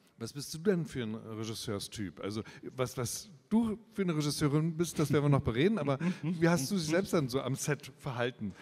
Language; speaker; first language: German; native; German